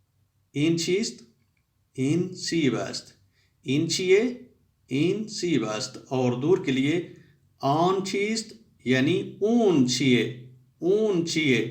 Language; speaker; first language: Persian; non-native, fluent; Urdu